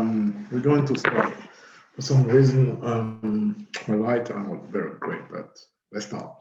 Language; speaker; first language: English; non-native, fluent; French